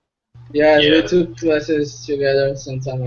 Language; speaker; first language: English; non-native, fluent; Portuguese